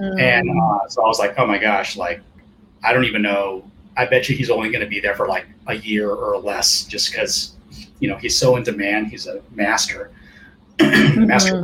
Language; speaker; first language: English; early bilingual, other home language; Japanese